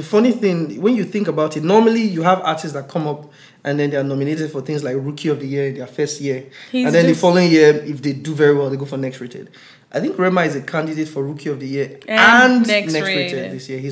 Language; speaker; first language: English; non-native, local second language; Yoruba